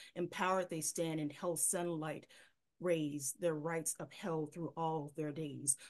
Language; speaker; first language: English; native; English